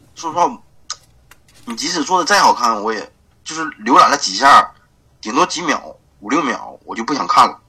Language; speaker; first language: Chinese; native; Chinese